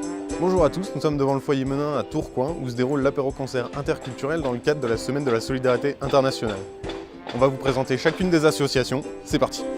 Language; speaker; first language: French; native; French